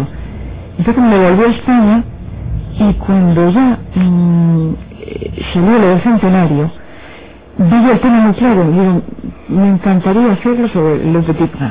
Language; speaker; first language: Spanish; native; Spanish